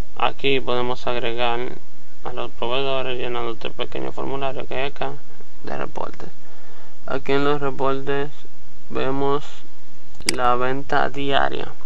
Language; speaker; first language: Spanish; native; Spanish